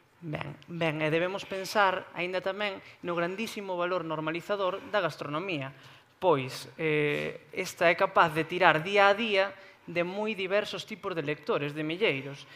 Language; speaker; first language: Galician; native; Galician